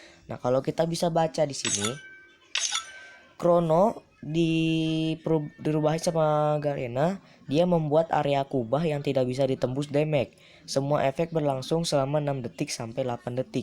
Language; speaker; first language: Indonesian; native; Indonesian